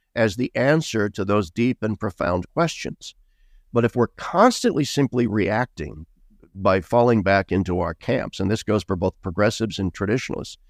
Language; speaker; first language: English; native; English